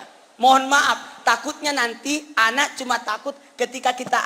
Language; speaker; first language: Indonesian; native; Indonesian